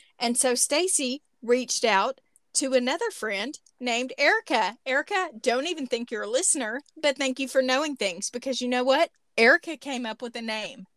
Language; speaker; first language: English; native; English